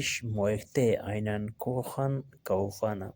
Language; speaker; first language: German; non-native, learner; Urdu